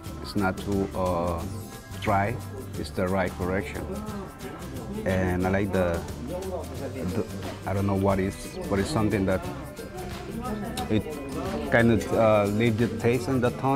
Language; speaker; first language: English; non-native, fluent; Spanish